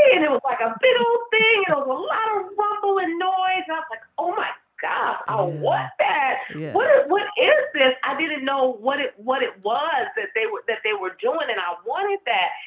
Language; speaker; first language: English; native; English